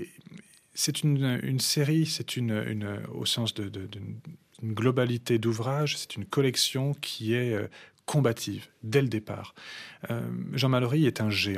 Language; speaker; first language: French; native; French